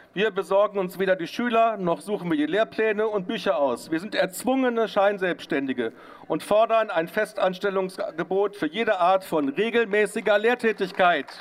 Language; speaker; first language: German; native; German